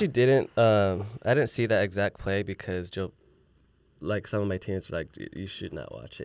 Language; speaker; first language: English; early bilingual, other home language; Chinese